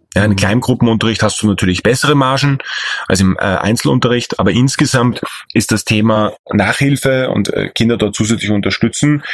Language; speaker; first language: German; native; German